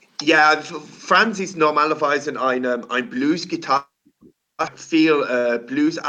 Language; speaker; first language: German; non-native, learner; English